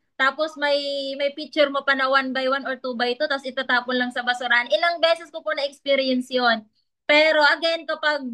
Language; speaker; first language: Filipino; non-native, local second language; Bikol